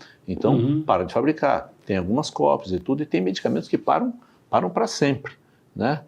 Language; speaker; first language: Portuguese; native; Portuguese